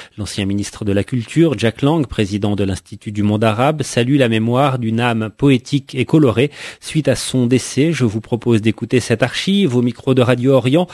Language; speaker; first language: French; native; French